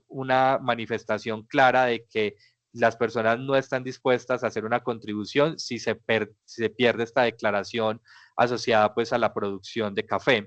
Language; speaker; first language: Spanish; native; Spanish